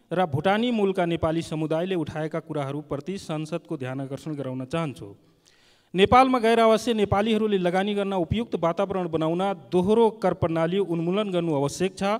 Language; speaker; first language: Nepali; non-native, local second language; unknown